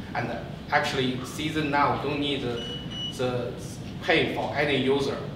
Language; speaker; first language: English; non-native, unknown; Chinese